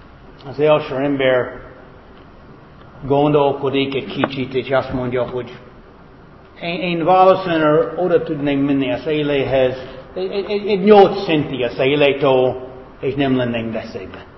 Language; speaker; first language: Hungarian; non-native, fluent; English